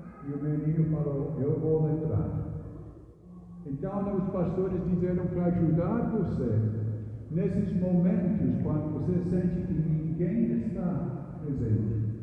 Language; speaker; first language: Portuguese; non-native, fluent; English